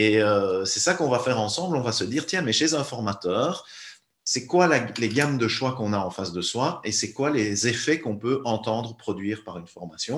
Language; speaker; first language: French; native; French